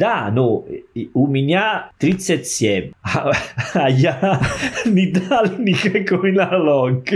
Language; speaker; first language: Russian; non-native, learner; Italian